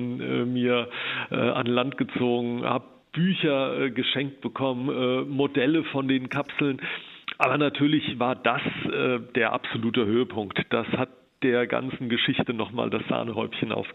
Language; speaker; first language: German; native; German